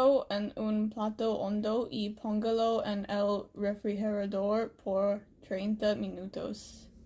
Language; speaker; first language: Spanish; non-native, learner; English